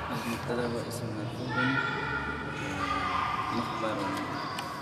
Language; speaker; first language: Arabic; non-native, learner; Indonesian